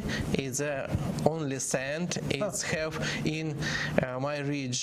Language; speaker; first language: English; non-native, learner; Ukrainian